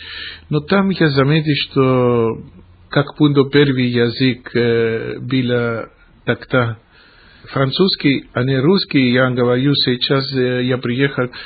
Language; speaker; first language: Russian; non-native, fluent; Greek